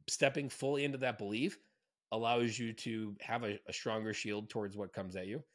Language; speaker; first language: English; native; English